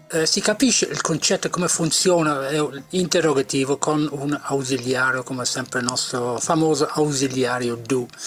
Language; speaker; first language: Italian; non-native, fluent; English